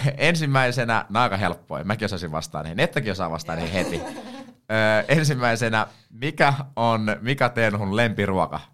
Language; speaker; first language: Finnish; native; Finnish